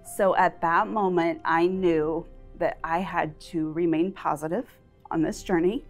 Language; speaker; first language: English; native; English